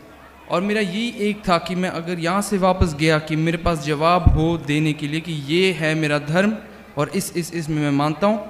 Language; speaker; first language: Hindi; early bilingual, heritage; Hindi